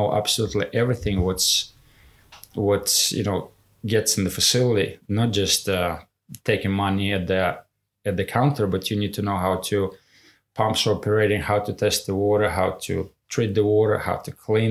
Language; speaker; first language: English; non-native, fluent; Latvian